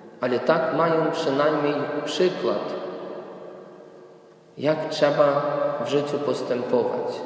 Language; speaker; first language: Polish; non-native, fluent; Ukrainian